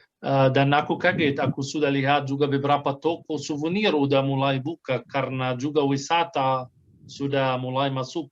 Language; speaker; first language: Indonesian; non-native, fluent; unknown